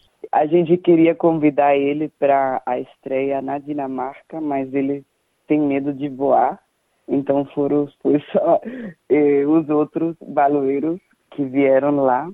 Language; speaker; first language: Portuguese; non-native, fluent; Danish